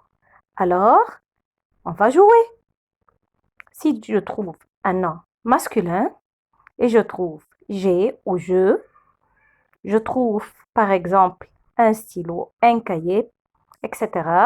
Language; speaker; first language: French; non-native, fluent; Arabic